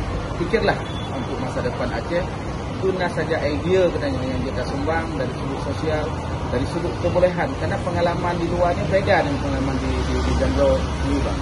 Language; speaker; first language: Indonesian; non-native, local second language; Achinese